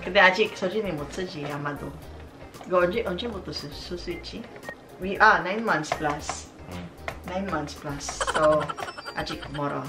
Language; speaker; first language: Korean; non-native, learner; Cebuano